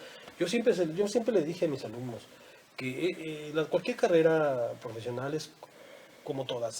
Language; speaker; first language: Spanish; native; Spanish